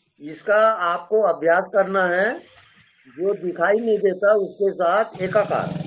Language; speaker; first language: Hindi; native; Hindi